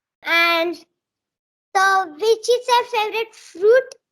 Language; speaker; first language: English; non-native, learner; Marathi